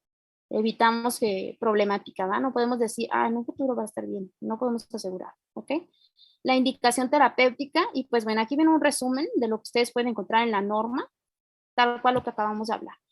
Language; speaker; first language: Spanish; native; Spanish